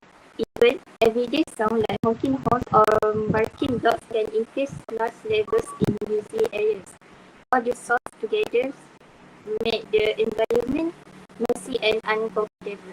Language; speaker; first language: English; non-native, local second language; Malay